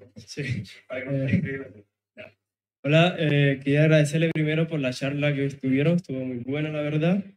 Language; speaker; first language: Spanish; non-native, fluent; Italian